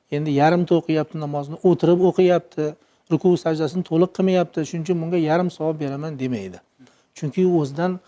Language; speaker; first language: Uzbek; native; Uzbek